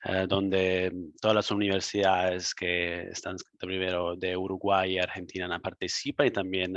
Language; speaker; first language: Spanish; non-native, fluent; Italian